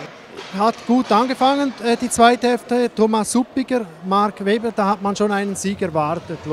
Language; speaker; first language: German; native; German